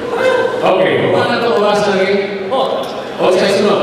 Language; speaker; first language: Filipino; non-native, local second language; Cebuano